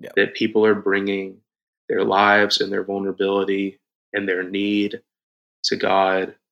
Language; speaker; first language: English; native; English